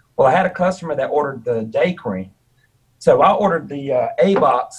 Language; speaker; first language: English; native; English